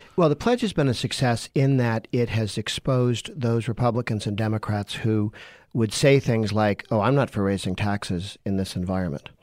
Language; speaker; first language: English; native; English